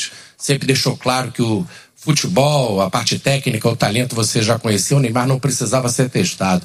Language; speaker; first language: Portuguese; native; Portuguese